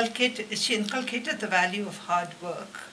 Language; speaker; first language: English; non-native, local second language; Marathi